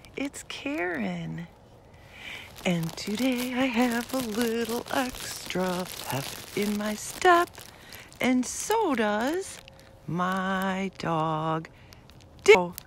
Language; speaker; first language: English; native; English